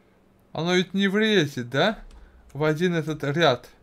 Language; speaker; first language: Russian; native; Russian